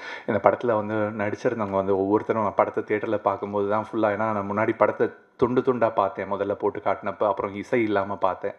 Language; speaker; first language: Tamil; native; Tamil